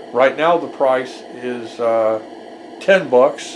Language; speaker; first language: English; native; English